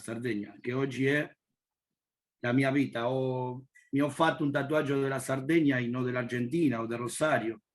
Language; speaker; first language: Italian; non-native, learner; Spanish